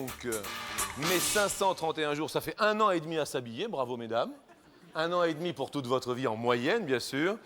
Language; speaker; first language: French; native; French